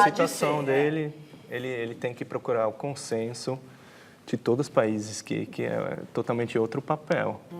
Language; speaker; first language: Portuguese; non-native, fluent; German